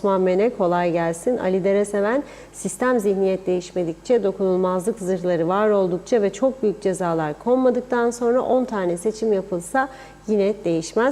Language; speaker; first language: Turkish; native; Turkish